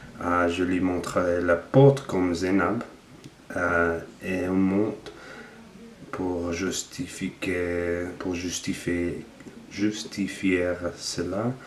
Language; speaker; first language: French; non-native, learner; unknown